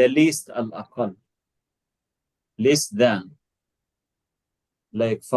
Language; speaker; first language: English; non-native, fluent; Arabic